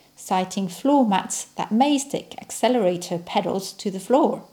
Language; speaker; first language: English; non-native, fluent; French